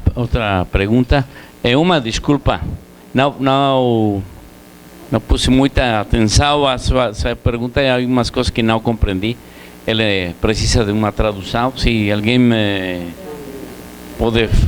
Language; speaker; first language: Portuguese; non-native, learner; Spanish